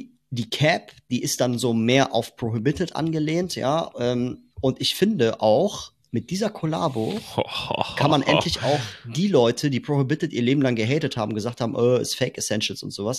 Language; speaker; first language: German; native; German